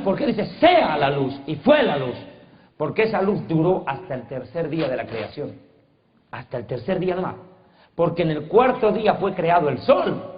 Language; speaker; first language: Spanish; native; Spanish